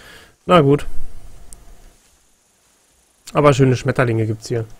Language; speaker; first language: German; native; German